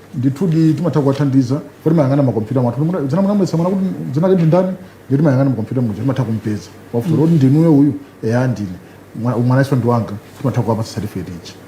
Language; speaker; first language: Nyanja; native; Nyanja